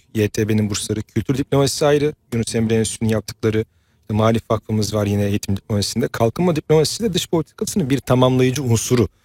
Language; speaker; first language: Turkish; native; Turkish